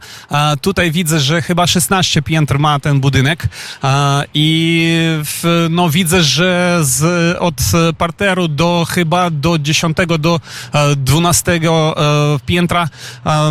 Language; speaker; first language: Polish; non-native, fluent; Ukrainian